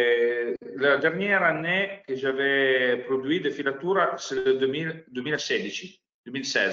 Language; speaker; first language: French; non-native, learner; Italian